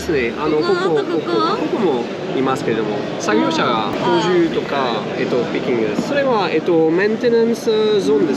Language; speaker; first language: Japanese; non-native, fluent; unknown